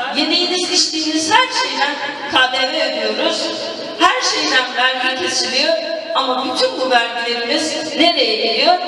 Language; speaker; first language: Turkish; non-native, local second language; Kurdish